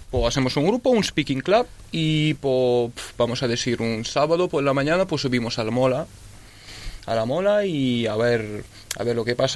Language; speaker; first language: Spanish; early bilingual, other home language; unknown